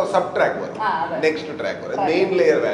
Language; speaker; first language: Malayalam; non-native, learner; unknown